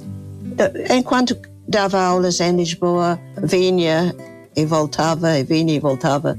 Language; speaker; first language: Portuguese; non-native, fluent; English